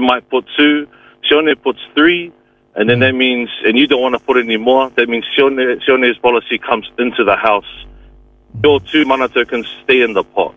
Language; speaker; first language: English; native; English